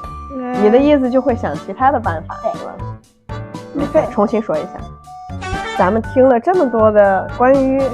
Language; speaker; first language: Chinese; native; Chinese